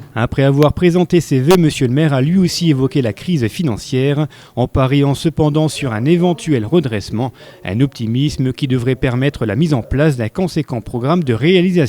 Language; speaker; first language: French; native; French